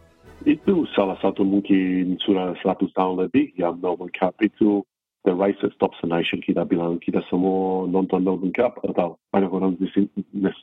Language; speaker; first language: Indonesian; non-native, fluent; English